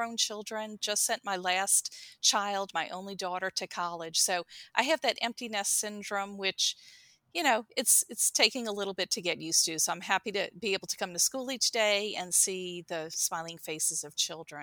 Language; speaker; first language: English; native; English